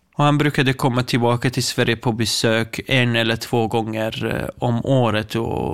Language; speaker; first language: Swedish; non-native, fluent; Kurdish